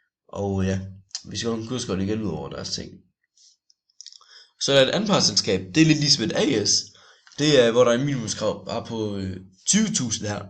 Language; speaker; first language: Danish; native; Danish